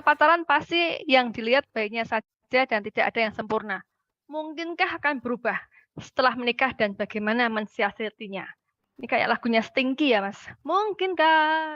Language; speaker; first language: Malay; native; Malay